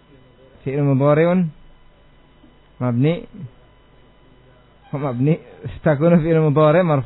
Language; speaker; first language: Arabic; non-native, fluent; Indonesian